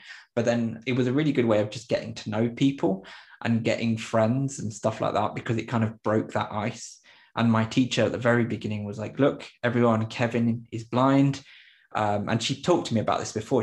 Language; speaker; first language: English; early bilingual, other home language; Spanish